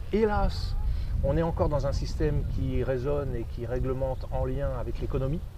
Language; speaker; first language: French; native; French